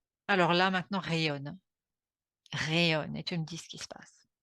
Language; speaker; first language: French; native; French